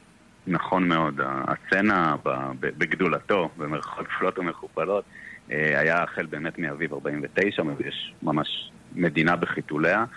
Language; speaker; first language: Hebrew; native; Hebrew